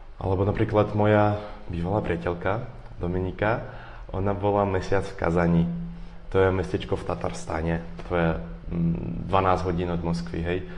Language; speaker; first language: Slovak; non-native, fluent; Russian